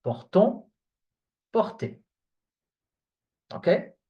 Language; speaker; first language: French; non-native, fluent; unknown